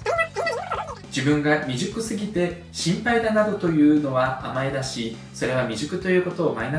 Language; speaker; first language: Japanese; early bilingual, other home language; Russian